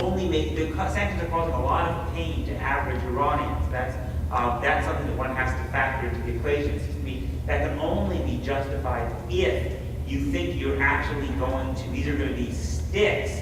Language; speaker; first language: English; native; English